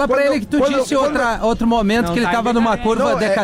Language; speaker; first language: Portuguese; native; Portuguese